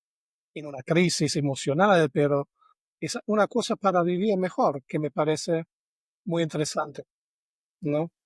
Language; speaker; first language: Spanish; non-native, fluent; German